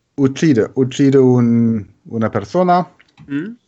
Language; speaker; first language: Italian; non-native, learner; German